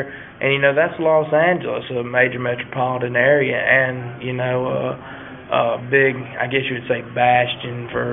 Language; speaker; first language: English; native; English